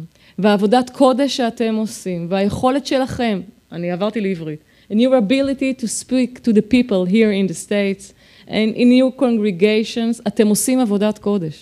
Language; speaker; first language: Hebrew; native; Hebrew